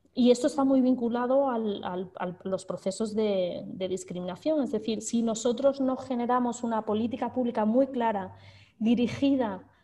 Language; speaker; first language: Spanish; native; Spanish